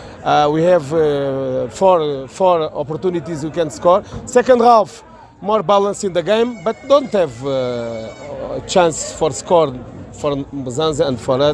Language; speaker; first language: English; non-native, learner; Portuguese